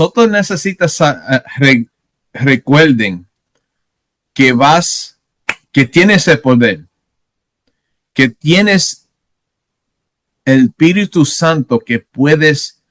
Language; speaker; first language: Spanish; non-native, learner; English